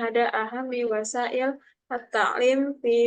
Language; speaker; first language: Arabic; non-native, learner; Indonesian